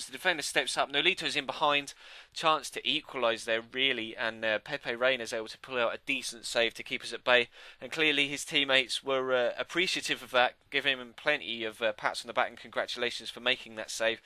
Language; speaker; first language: English; native; English